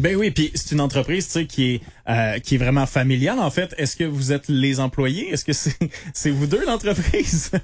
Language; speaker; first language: French; native; French